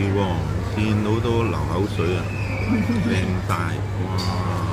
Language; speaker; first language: Cantonese; native; Cantonese